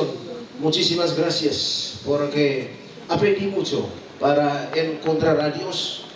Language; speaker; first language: Spanish; non-native, fluent; Indonesian